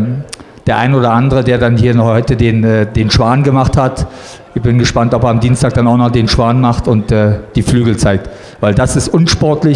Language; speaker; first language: German; native; German